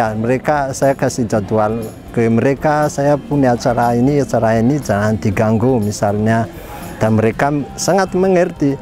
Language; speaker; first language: Indonesian; non-native, fluent; Malagasy